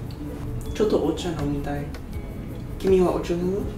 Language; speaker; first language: Japanese; non-native, learner; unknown